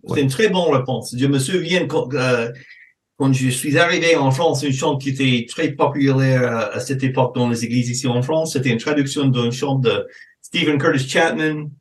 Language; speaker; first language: French; non-native, fluent; English